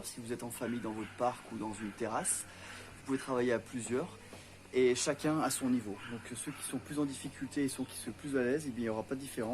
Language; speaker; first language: French; native; French